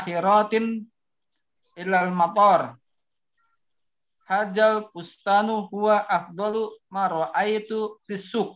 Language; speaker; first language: Arabic; non-native, learner; Indonesian